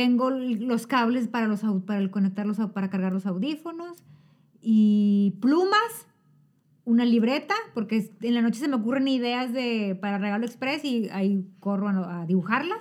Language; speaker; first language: Spanish; native; Spanish